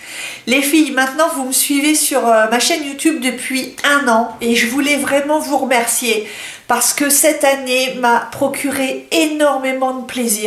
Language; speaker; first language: French; native; French